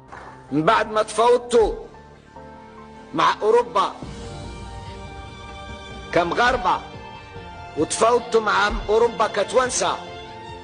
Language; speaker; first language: Arabic; native; Arabic